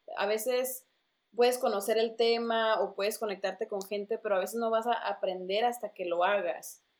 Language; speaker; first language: Spanish; early bilingual, other home language; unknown